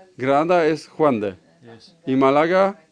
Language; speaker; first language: Spanish; non-native, learner; Polish